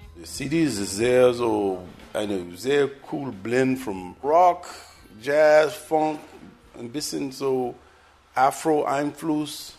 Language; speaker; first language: German; non-native, fluent; English